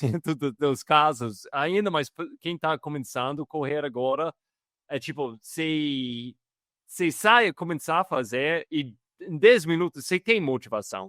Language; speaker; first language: Portuguese; non-native, fluent; English